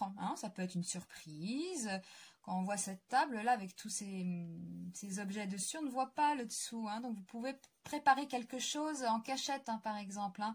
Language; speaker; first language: French; native; French